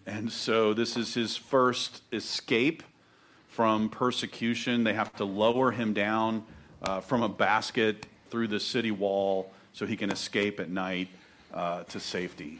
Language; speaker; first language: English; native; English